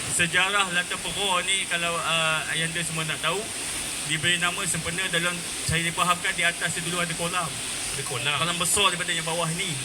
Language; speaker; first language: Malay; native; Malay